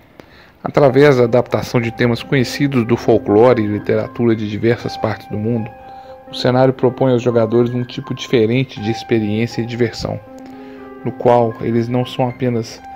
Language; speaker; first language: Portuguese; native; Portuguese